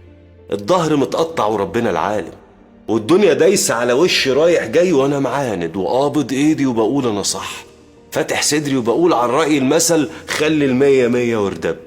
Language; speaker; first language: Arabic; native; Arabic